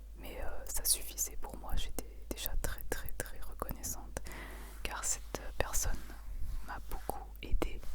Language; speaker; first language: French; early bilingual, other home language; Aramaic